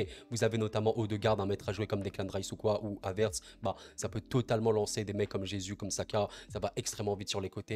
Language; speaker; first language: French; native; French